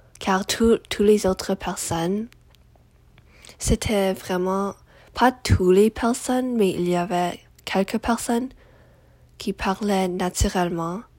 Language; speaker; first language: French; non-native, learner; English